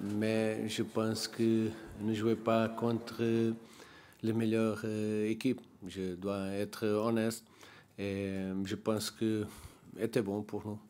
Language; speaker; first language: French; non-native, learner; Portuguese